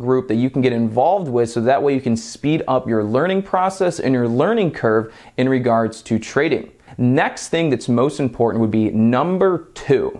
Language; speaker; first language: English; native; English